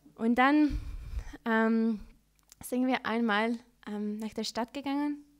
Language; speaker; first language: German; non-native, learner; Dutch